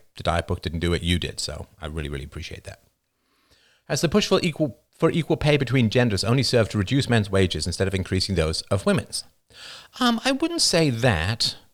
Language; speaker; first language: English; native; English